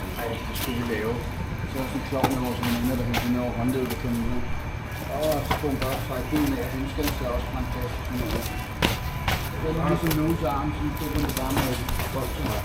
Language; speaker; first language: Danish; native; Danish